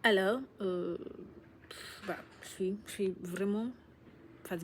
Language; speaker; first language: French; non-native, learner; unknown